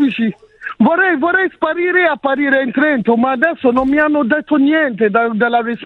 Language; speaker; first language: Italian; early bilingual, other home language; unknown